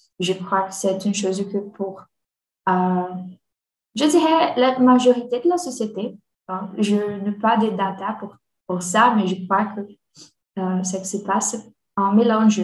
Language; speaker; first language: French; non-native, learner; Portuguese